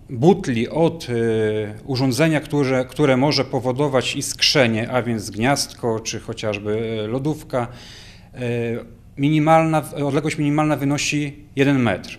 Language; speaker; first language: Polish; native; Polish